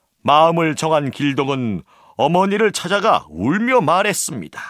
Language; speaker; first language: Korean; native; Korean